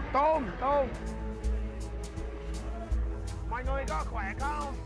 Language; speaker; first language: Vietnamese; early bilingual, heritage; English